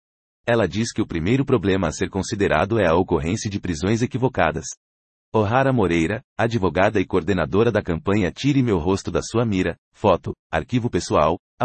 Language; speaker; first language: Portuguese; native; Portuguese